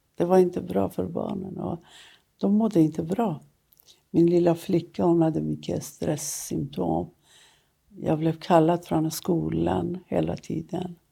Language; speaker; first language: Swedish; non-native, fluent; Persian